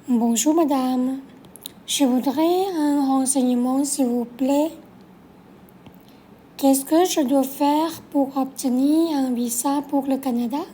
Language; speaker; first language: French; non-native, fluent; Thai